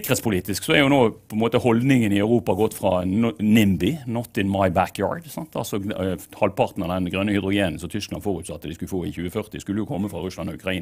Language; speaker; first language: Norwegian; native; Norwegian